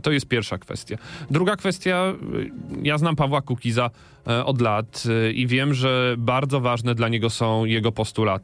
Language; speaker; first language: Polish; native; Polish